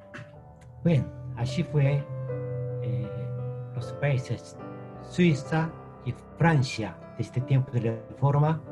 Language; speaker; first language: Spanish; non-native, fluent; Korean